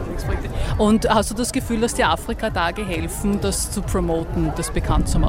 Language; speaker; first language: German; native; German